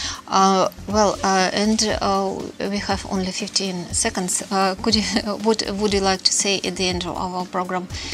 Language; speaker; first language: English; non-native, fluent; Russian